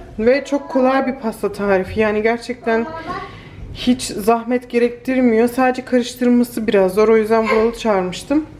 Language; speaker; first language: Turkish; early bilingual, heritage; Turkish